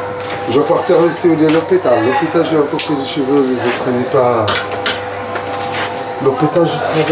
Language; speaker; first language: French; non-native, learner; Arabic